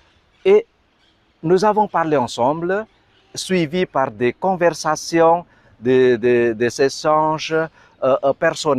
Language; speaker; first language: French; non-native, fluent; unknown